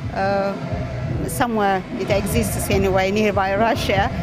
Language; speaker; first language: English; non-native, fluent; Amharic